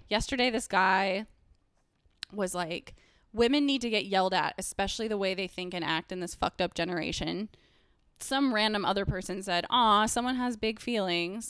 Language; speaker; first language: English; native; English